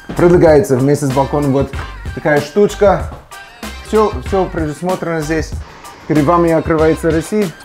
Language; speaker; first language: Russian; non-native, fluent; English